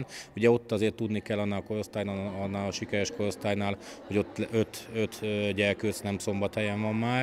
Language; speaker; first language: Hungarian; native; Hungarian